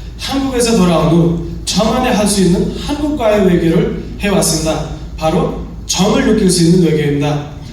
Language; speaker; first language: Korean; non-native, fluent; Nepali